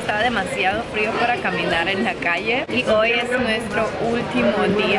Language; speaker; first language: Spanish; non-native, fluent; Croatian